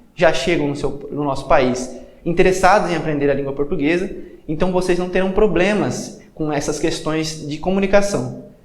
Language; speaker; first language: Portuguese; native; Portuguese